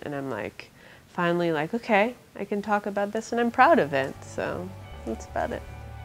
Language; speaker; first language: English; early bilingual, other home language; Persian